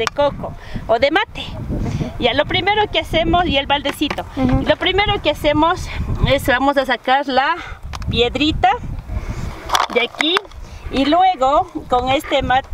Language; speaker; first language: Spanish; native; Spanish